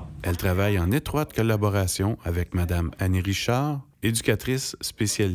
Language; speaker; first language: French; native; French